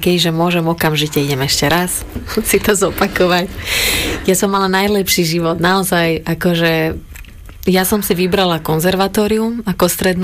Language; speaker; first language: Slovak; native; Slovak